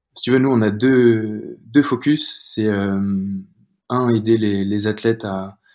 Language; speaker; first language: French; native; French